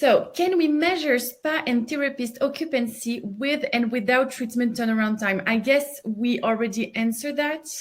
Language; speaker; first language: English; non-native, fluent; French